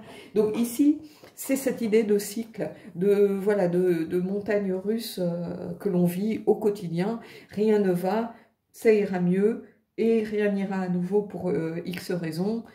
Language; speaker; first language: French; native; French